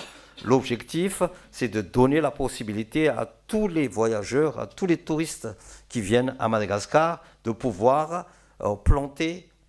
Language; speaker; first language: French; non-native, local second language; Malagasy